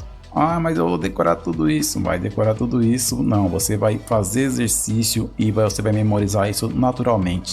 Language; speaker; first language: Portuguese; native; Portuguese